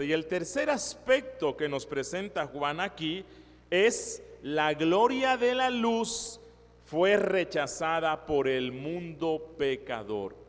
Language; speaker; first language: Spanish; native; Spanish